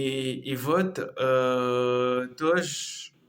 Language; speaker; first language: Russian; non-native, learner; Comorian